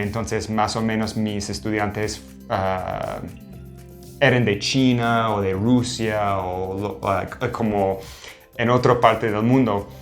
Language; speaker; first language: Spanish; non-native, fluent; English